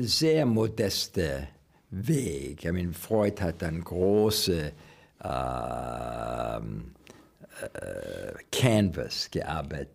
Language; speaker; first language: German; non-native, learner; English